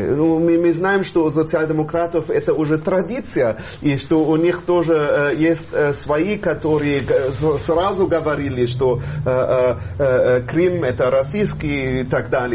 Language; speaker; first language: Russian; non-native, fluent; German